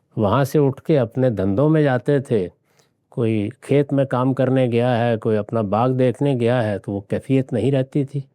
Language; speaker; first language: Urdu; non-native, local second language; Punjabi